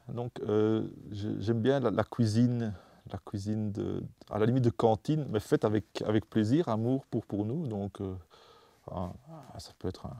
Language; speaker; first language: French; non-native, fluent; Dutch